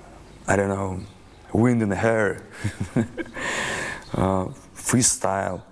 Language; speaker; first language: English; non-native, learner; Russian